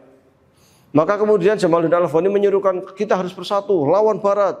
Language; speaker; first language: Indonesian; native; Indonesian